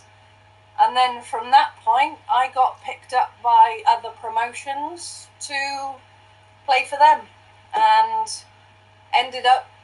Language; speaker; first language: English; native; English